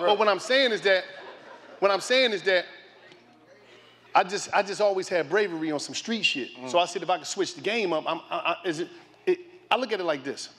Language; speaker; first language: English; native; English